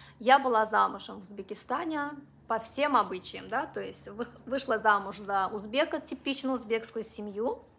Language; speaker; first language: Russian; non-native, local second language; Uzbek